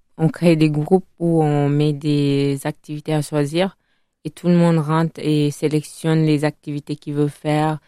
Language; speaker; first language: French; non-native, fluent; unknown